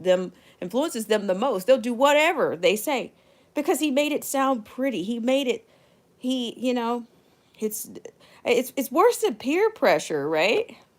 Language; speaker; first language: English; native; English